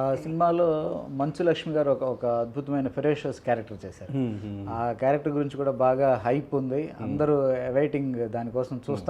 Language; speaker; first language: Telugu; native; Telugu